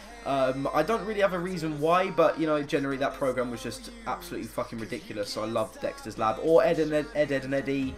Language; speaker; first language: English; native; English